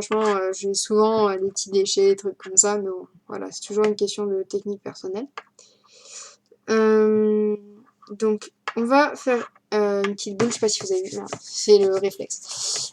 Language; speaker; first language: French; native; French